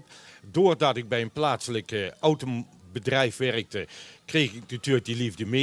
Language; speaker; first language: Dutch; native; Dutch